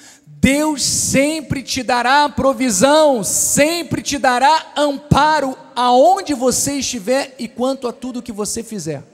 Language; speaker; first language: Portuguese; native; Portuguese